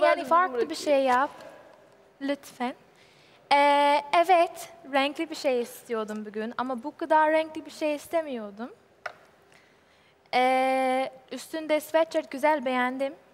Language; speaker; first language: Turkish; non-native, learner; English